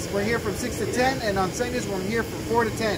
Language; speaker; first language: English; early bilingual, other home language; Spanish